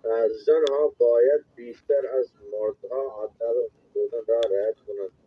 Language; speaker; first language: Persian; non-native, learner; Urdu